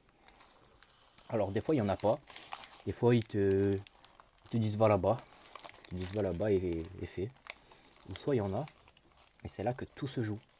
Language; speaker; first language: French; native; French